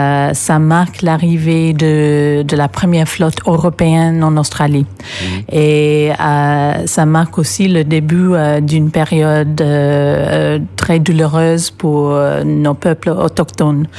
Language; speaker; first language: French; non-native, fluent; English